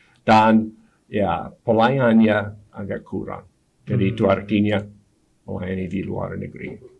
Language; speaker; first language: Indonesian; non-native, fluent; English